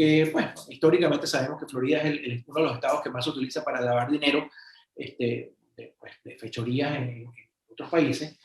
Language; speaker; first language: Spanish; native; Spanish